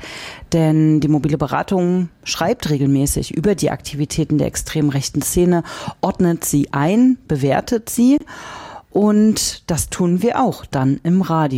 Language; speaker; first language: German; native; German